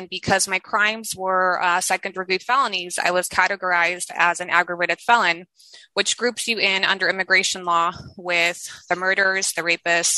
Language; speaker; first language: English; early bilingual, other home language; Spanish